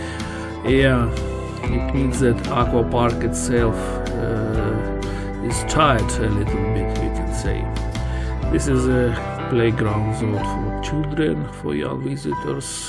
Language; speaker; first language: English; non-native, fluent; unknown